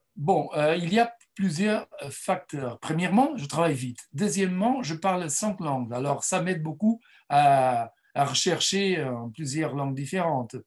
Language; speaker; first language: French; non-native, fluent; Portuguese